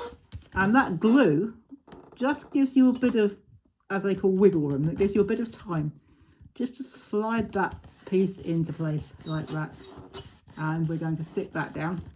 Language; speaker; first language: English; native; English